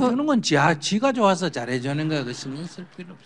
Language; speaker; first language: Korean; native; Korean